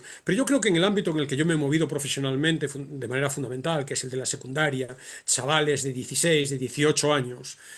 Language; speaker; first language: Spanish; native; Spanish